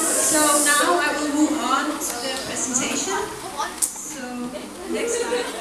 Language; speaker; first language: English; non-native, fluent; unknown